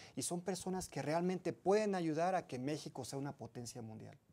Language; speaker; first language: Spanish; early bilingual, heritage; Spanish